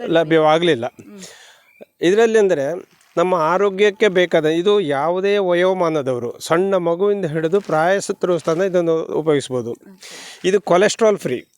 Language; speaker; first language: Kannada; native; Kannada